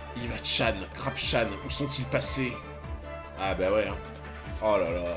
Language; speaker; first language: French; native; French